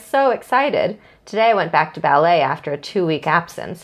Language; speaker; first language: English; native; English